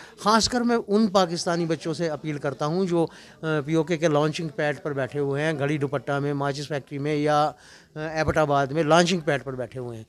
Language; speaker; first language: Urdu; non-native, local second language; Kashmiri